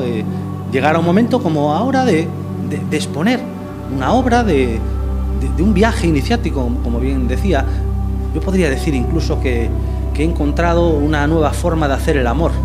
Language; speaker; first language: Spanish; native; Spanish